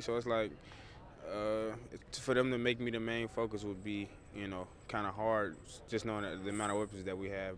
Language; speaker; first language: English; native; English